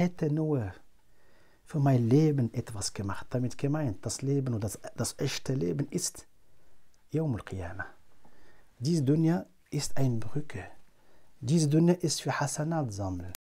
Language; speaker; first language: German; non-native, fluent; Arabic